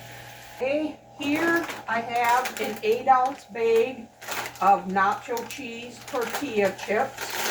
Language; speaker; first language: English; native; English